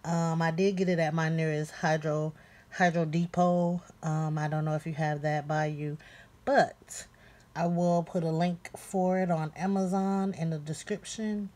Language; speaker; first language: English; native; English